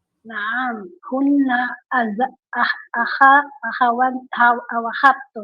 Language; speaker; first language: Arabic; non-native, learner; Filipino